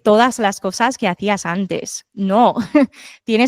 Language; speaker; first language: Spanish; non-native, fluent; English